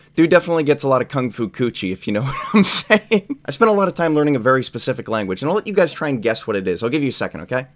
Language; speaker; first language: English; native; English